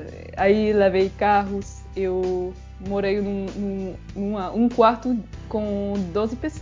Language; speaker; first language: Portuguese; non-native, fluent; French